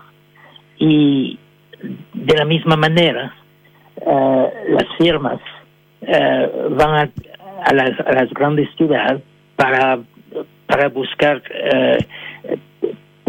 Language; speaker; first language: Spanish; non-native, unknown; French